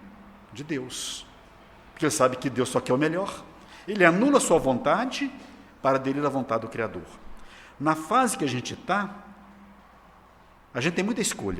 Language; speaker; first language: Portuguese; native; Portuguese